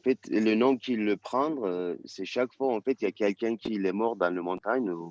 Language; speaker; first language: French; non-native, learner; Turkish